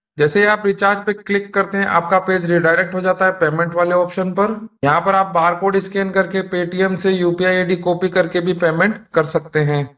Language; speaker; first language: Hindi; native; Hindi